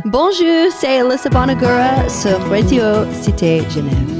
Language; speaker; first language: French; non-native, learner; English